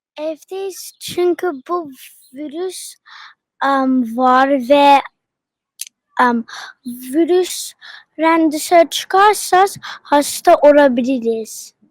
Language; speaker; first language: Turkish; early bilingual, heritage; Turkish